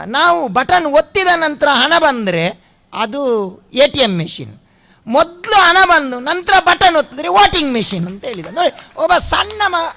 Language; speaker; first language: Kannada; non-native, local second language; Tulu